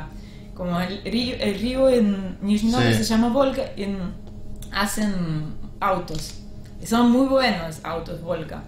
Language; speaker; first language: Spanish; non-native, learner; Russian